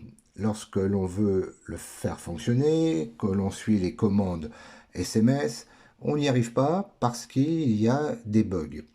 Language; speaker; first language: French; native; French